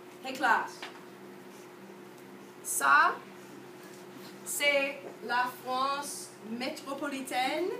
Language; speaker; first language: French; non-native, fluent; English